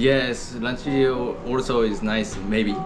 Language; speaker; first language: English; non-native, learner; Japanese